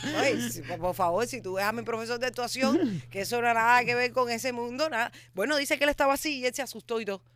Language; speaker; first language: Spanish; native; Spanish